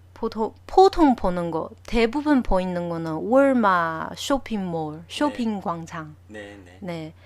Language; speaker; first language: Korean; non-native, learner; Chinese